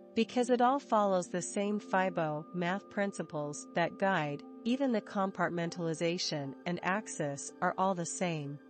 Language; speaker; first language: English; non-native, fluent; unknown